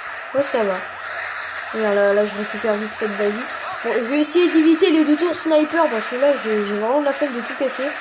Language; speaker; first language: French; native; French